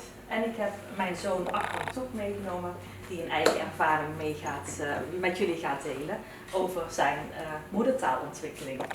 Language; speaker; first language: Dutch; early bilingual, other home language; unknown